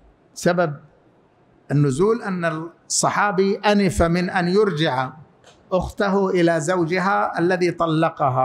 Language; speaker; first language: Arabic; native; Arabic